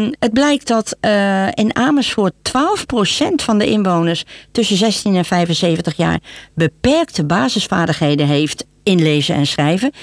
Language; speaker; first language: Dutch; native; Dutch